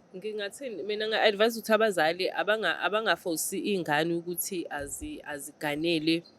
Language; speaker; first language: Zulu; non-native, local second language; Xhosa